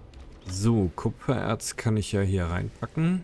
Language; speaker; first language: German; native; German